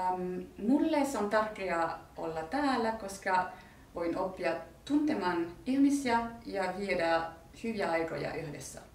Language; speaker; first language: Finnish; non-native, fluent; French